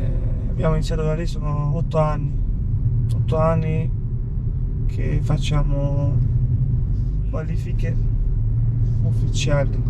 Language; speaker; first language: Italian; non-native, fluent; Albanian